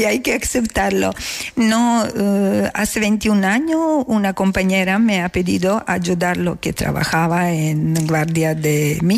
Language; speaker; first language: Spanish; non-native, learner; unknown